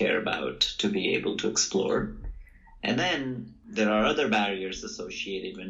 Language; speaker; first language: English; non-native, local second language; Hindi